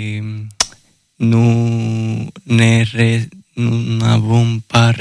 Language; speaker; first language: French; non-native, learner; Spanish